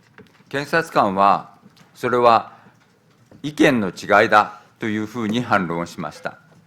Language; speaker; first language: Japanese; native; Japanese